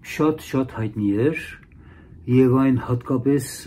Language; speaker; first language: Armenian; early bilingual, heritage; Arabic